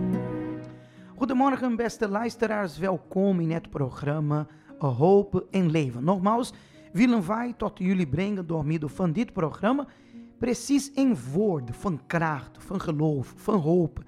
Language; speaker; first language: Dutch; non-native, fluent; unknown